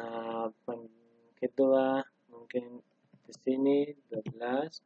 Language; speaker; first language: Indonesian; non-native, learner; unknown